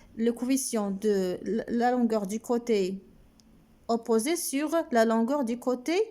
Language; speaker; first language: French; non-native, local second language; Arabic